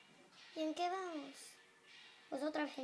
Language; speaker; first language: Spanish; native; Spanish